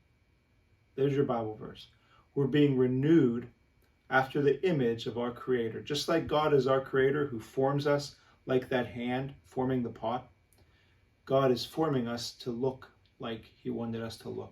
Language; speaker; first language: English; native; English